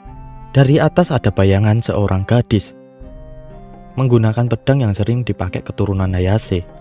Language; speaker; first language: Indonesian; native; Indonesian